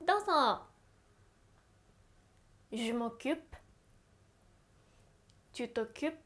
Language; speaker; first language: French; non-native, fluent; Japanese